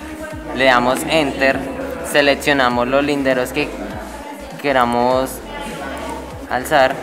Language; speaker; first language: Spanish; native; Spanish